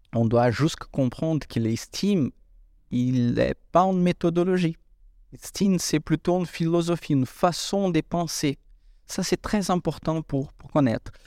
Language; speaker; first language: French; non-native, fluent; Portuguese